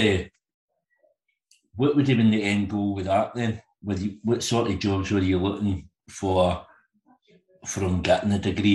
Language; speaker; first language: English; native; English